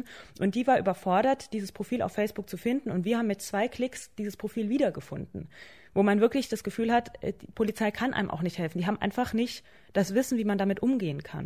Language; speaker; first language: German; native; German